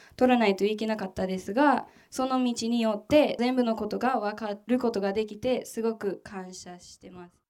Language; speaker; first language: Japanese; non-native, fluent; English